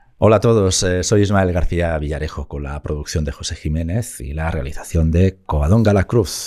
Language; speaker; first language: Spanish; native; Spanish